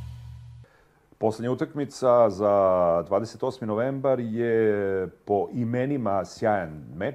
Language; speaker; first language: Serbian; native; Serbian